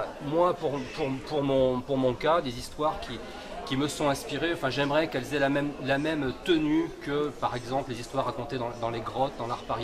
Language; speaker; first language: French; native; French